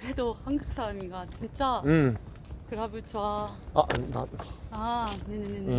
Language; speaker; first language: Korean; non-native, learner; Japanese